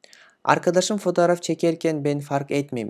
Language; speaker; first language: Turkish; non-native, fluent; Kyrgyz